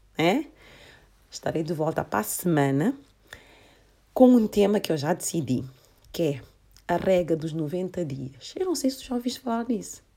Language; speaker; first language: Portuguese; non-native, local second language; Kabuverdianu